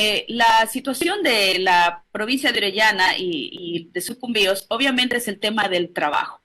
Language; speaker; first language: Spanish; native; Spanish